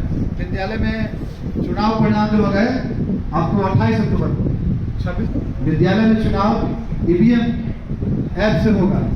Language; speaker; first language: Hindi; native; Hindi